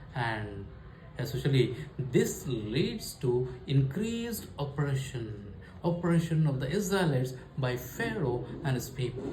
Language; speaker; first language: English; non-native, local second language; Kannada